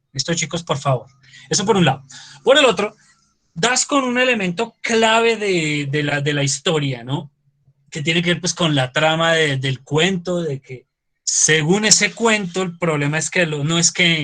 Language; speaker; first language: Spanish; native; Spanish